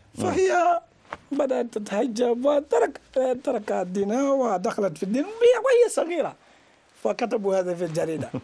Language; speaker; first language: Arabic; non-native, fluent; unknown